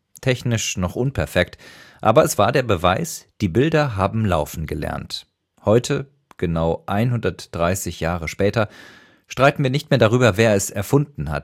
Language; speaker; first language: German; native; German